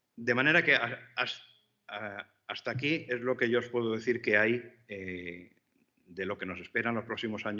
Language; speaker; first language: Spanish; native; Spanish